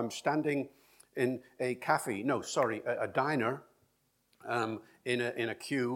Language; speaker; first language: English; native; English